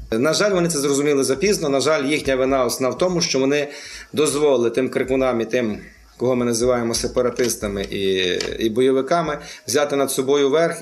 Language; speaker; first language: Ukrainian; native; Ukrainian